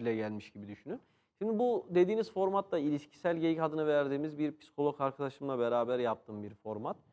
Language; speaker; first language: Turkish; native; Turkish